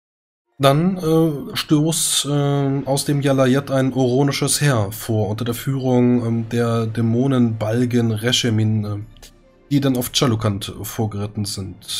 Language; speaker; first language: German; native; German